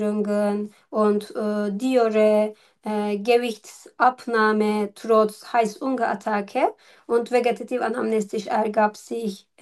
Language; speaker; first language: German; non-native, learner; Turkish